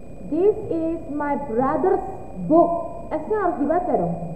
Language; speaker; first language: English; non-native, fluent; Indonesian